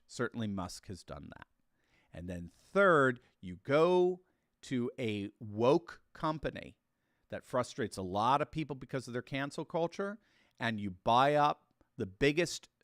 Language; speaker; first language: English; native; English